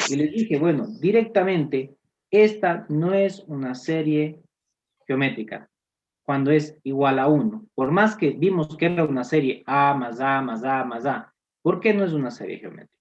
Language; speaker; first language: Spanish; native; Spanish